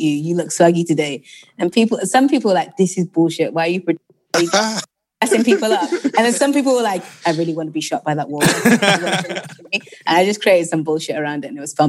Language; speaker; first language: English; native; English